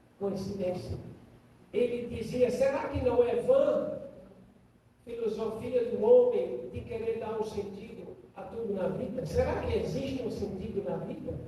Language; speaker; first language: Portuguese; non-native, fluent; German